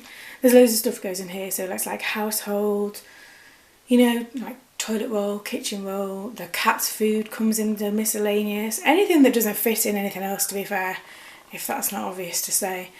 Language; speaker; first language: English; native; English